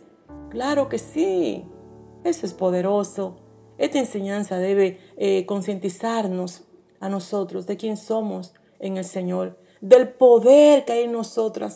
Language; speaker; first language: Spanish; native; Spanish